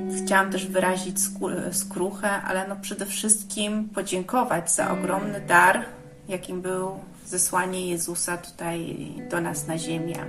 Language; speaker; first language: Polish; early bilingual, heritage; Polish